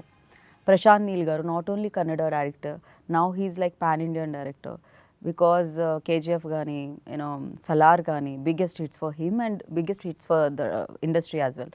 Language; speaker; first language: Telugu; native; Telugu